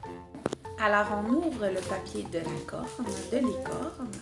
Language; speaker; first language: French; native; French